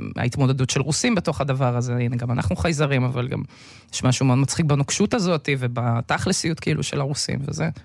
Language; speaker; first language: Hebrew; native; Hebrew